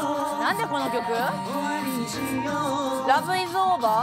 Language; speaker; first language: Japanese; native; Japanese